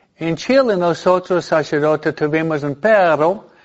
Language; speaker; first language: Spanish; non-native, fluent; English